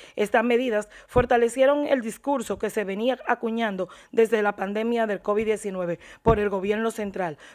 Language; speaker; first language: Spanish; native; Spanish